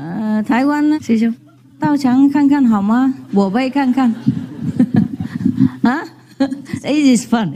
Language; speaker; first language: Chinese; non-native, fluent; Vietnamese